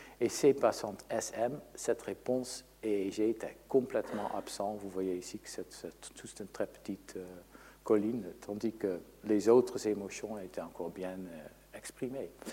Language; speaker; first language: French; non-native, fluent; Dutch